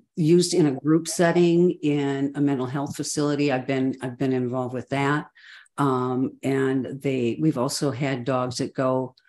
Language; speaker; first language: English; native; English